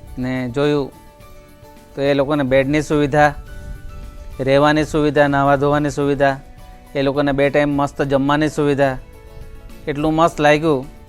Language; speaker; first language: Gujarati; non-native, local second language; Kukna